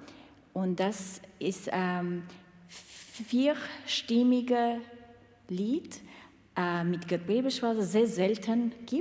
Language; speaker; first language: German; non-native, fluent; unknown